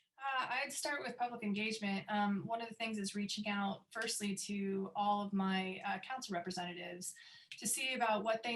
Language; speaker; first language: English; native; English